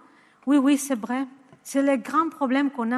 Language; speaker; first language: French; non-native, learner; Spanish